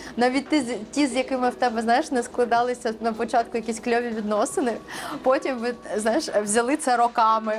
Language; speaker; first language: Ukrainian; early bilingual, other home language; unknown